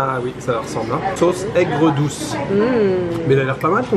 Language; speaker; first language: French; native; French